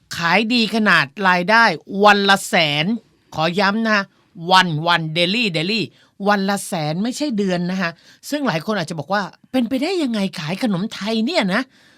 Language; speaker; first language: Thai; native; Thai